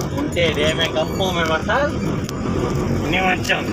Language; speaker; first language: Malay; non-native, learner; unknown